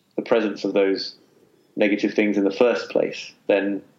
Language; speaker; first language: English; native; English